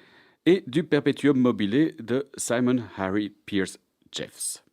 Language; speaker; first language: French; native; French